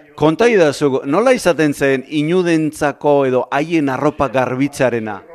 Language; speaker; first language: Basque; native; Basque